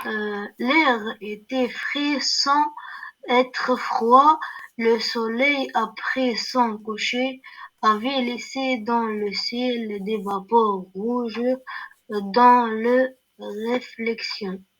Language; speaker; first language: French; non-native, learner; Arabic